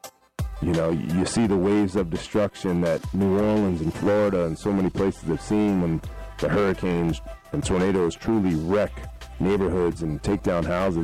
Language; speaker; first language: English; native; English